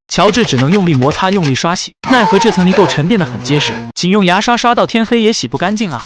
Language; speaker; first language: Chinese; native; Chinese